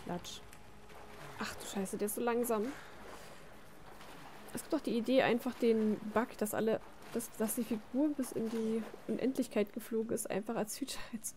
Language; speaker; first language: German; native; German